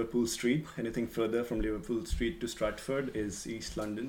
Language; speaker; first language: English; non-native, local second language; Marathi